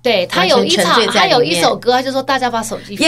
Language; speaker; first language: Chinese; early bilingual, heritage; Chinese